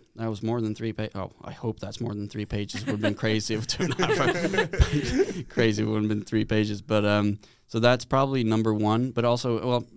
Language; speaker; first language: English; non-native, fluent; Swedish